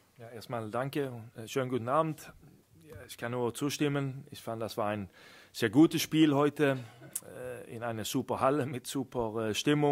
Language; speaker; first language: German; non-native, fluent; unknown